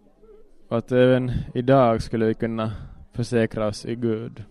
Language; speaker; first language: Swedish; non-native, local second language; Finnish